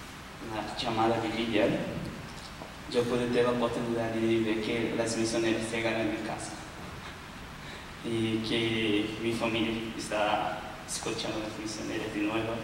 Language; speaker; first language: Spanish; non-native, learner; Portuguese